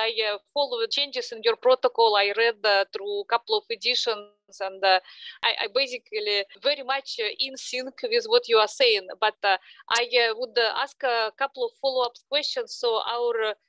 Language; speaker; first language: English; non-native, fluent; Russian